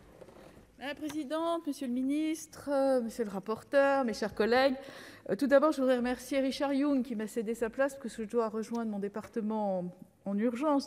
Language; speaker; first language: French; native; French